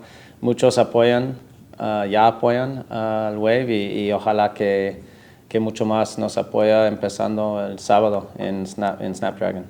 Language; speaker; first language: Spanish; non-native, fluent; English